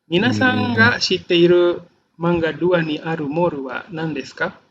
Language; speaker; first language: Japanese; non-native, fluent; Indonesian